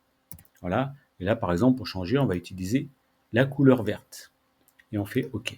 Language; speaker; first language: French; native; French